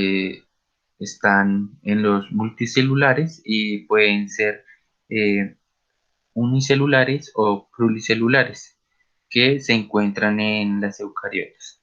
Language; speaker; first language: Spanish; native; Spanish